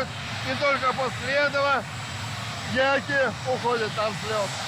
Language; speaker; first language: Russian; native; Russian